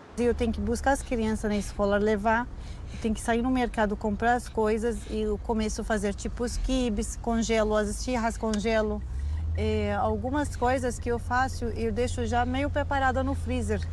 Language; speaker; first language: Portuguese; non-native, learner; Arabic